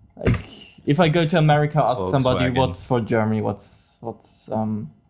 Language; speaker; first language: English; non-native, fluent; German